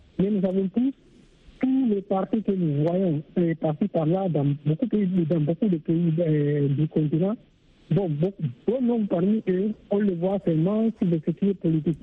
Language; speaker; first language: French; non-native, local second language; Fula